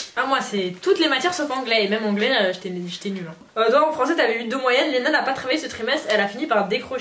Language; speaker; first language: French; native; French